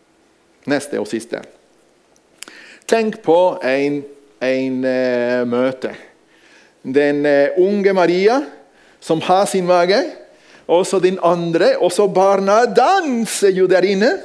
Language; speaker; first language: Norwegian; non-native, fluent; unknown